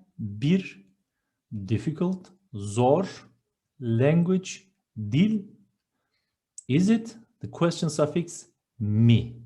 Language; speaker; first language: English; non-native, fluent; Turkish